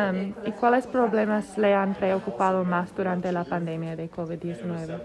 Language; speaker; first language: Spanish; non-native, learner; English